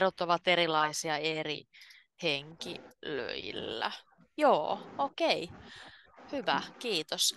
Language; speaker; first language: Finnish; native; Finnish